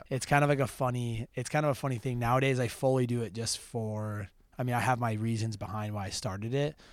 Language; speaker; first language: English; native; English